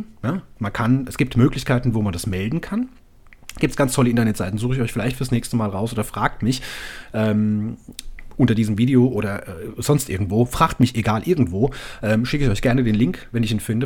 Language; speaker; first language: German; native; German